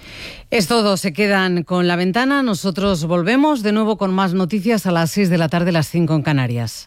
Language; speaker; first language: Spanish; native; Spanish